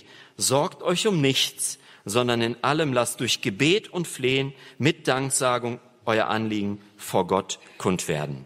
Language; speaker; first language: German; native; German